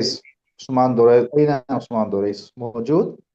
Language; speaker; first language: Arabic; non-native, learner; Urdu